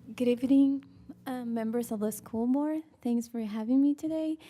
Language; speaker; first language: English; early bilingual, other home language; Spanish